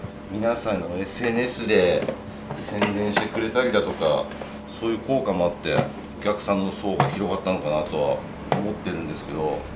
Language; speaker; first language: Japanese; native; Japanese